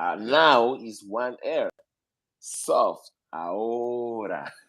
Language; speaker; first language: English; non-native, learner; Spanish